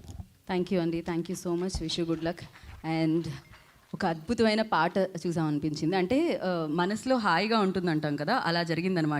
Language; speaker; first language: Telugu; native; Telugu